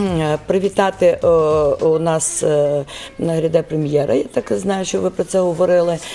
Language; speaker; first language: Ukrainian; non-native, local second language; Russian